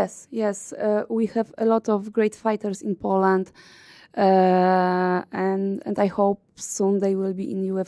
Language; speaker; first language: English; non-native, learner; Polish